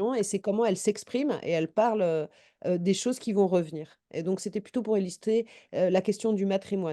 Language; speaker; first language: French; native; French